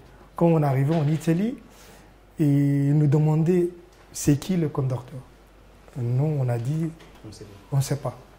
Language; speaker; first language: French; non-native, learner; Arabic